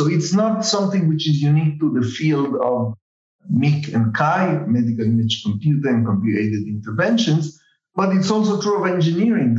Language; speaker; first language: English; non-native, fluent; Spanish